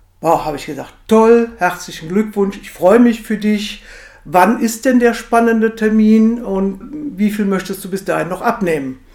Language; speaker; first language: German; native; German